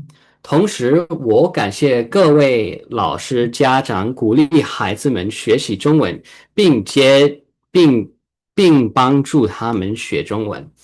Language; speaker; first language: Chinese; early bilingual, heritage; Chinese